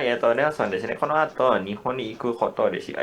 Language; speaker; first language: Japanese; non-native, learner; Indonesian